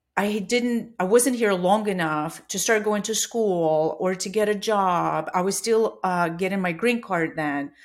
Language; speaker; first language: English; non-native, fluent; Russian